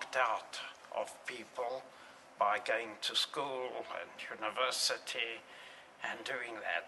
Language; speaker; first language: English; native; English